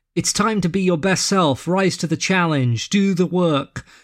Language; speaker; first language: English; native; English